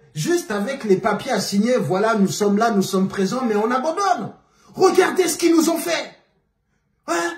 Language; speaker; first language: French; non-native, local second language; Bambara